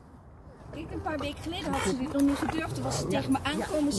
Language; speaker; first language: Dutch; native; Dutch